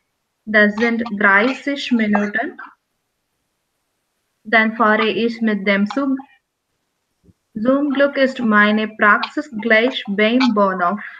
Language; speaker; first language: German; non-native, learner; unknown